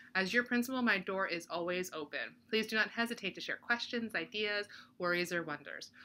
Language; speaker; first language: English; native; English